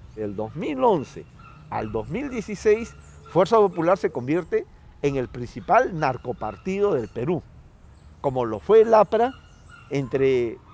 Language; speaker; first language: Spanish; non-native, local second language; Quechua